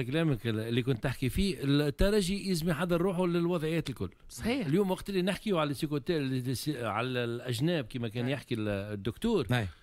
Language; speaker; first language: Arabic; native; Arabic